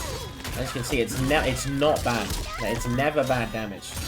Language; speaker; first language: English; native; English